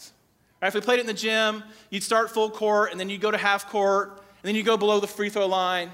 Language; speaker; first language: English; native; English